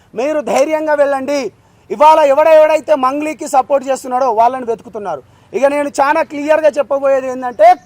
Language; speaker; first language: Telugu; non-native, local second language; Lambadi